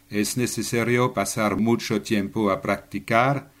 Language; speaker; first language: Spanish; non-native, learner; French